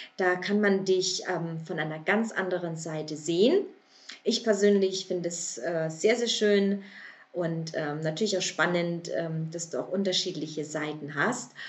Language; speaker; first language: German; native; German